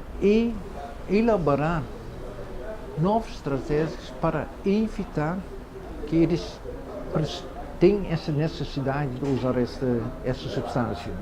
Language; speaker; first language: Portuguese; non-native, fluent; Dutch